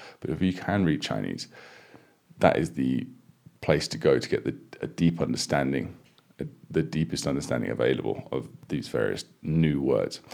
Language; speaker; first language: English; native; English